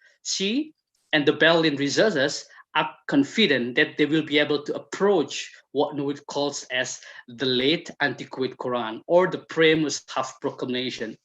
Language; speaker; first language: English; non-native, fluent; Indonesian